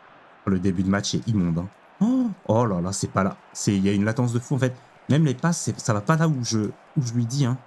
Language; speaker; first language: French; native; French